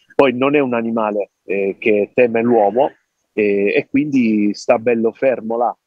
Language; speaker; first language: Italian; native; Italian